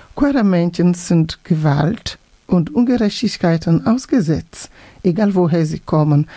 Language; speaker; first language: German; non-native, fluent; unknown